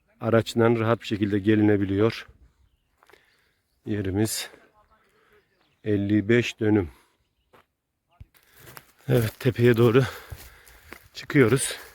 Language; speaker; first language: Turkish; native; Turkish